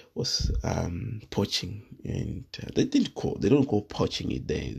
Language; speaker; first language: English; non-native, local second language; Shona